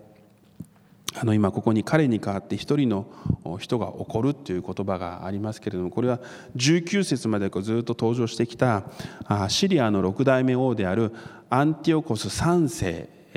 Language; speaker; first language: Japanese; non-native, fluent; Korean